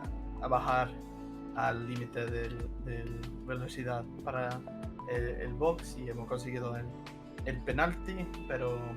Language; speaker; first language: Spanish; non-native, learner; English